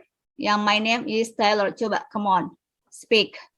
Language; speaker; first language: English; non-native, fluent; Indonesian